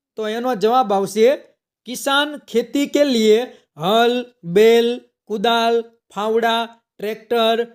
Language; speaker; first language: Hindi; non-native, local second language; Gujarati